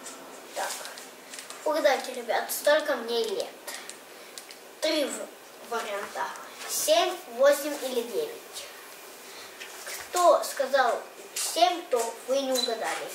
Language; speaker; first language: Russian; early bilingual, heritage; Russian